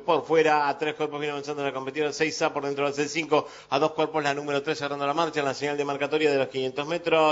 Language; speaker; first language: Spanish; native; Spanish